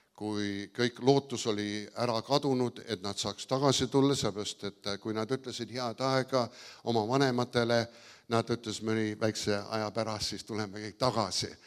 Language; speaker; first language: Estonian; early bilingual, heritage; Estonian